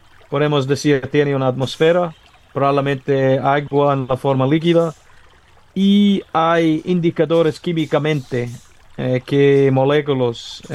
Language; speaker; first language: Spanish; non-native, fluent; English